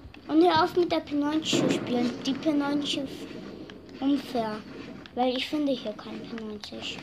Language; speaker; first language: German; native; German